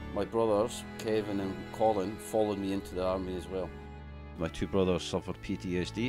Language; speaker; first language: English; native; English